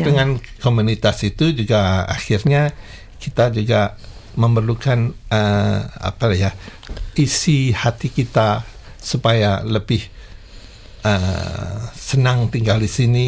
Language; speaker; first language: Indonesian; non-native, local second language; Javanese